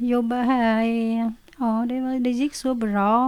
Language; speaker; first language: Swedish; non-native, learner; Vietnamese